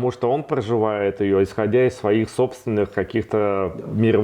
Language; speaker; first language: Russian; native; Russian